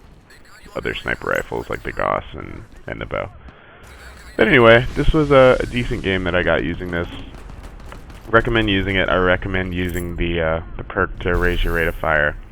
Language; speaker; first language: English; native; English